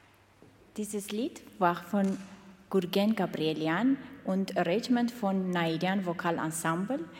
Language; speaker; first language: German; non-native, learner; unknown